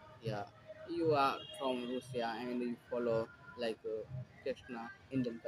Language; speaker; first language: English; non-native, learner; Hindi